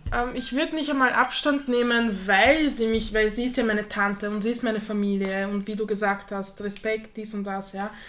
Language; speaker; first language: German; early bilingual, other home language; Slovak